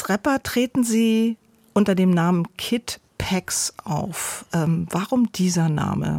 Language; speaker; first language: German; native; German